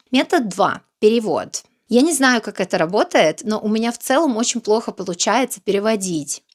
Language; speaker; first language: Russian; non-native, fluent; Serbian